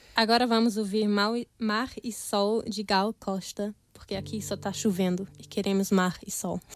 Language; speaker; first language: Portuguese; non-native, fluent; German